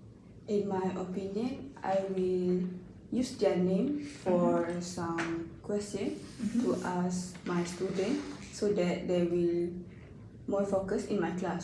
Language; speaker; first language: English; non-native, learner; Malay